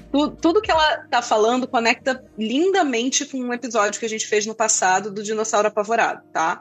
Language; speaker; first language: Portuguese; native; Portuguese